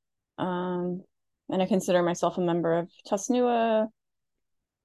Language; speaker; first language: English; native; English